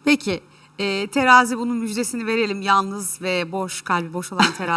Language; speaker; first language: Turkish; native; Turkish